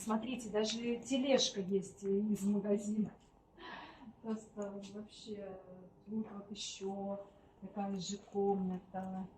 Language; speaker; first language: Russian; native; Russian